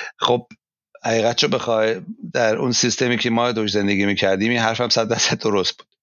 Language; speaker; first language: Persian; native; Persian